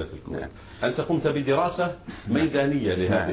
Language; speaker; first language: Arabic; native; Arabic